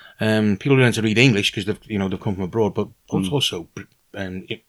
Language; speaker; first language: English; native; English